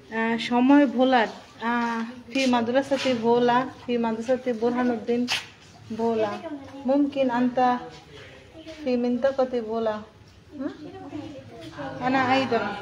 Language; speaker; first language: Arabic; non-native, learner; Bangla